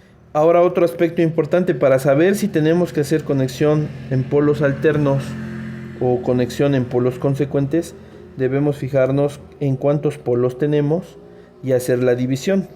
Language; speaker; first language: Spanish; native; Spanish